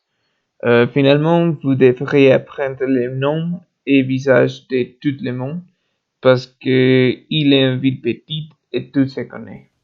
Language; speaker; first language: French; non-native, learner; Spanish